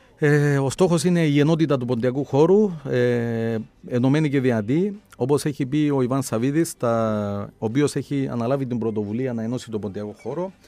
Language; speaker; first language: Greek; native; Greek